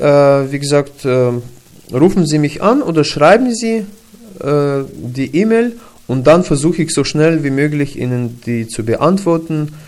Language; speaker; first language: German; non-native, fluent; Russian